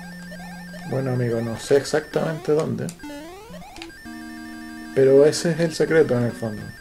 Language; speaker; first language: Spanish; native; Spanish